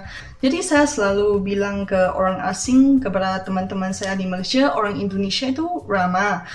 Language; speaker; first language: Indonesian; non-native, fluent; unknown